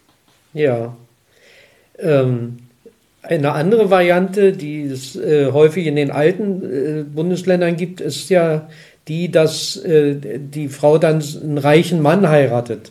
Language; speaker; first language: German; native; German